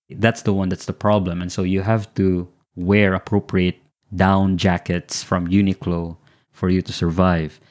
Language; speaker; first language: English; non-native, local second language; Filipino